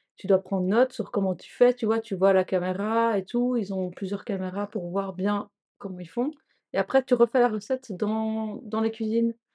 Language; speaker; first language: French; non-native, fluent; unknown